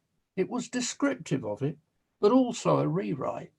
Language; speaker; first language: English; native; English